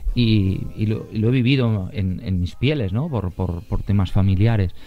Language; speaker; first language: Spanish; native; Spanish